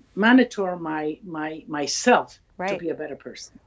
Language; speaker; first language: English; non-native, fluent; Italian